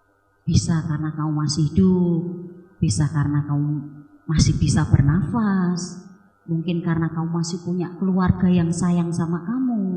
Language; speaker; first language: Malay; non-native, local second language; Javanese